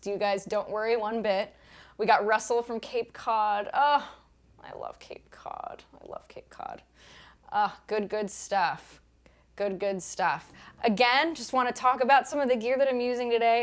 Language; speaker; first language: English; native; English